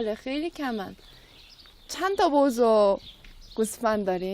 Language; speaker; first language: Persian; non-native, learner; Korean